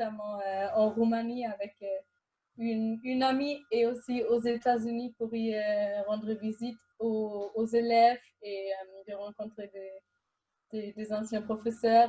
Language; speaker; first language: French; non-native, fluent; German